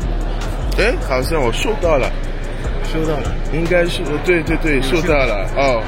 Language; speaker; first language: Chinese; non-native, fluent; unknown